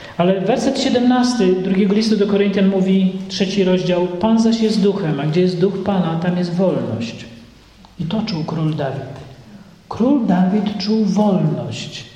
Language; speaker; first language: Polish; native; Polish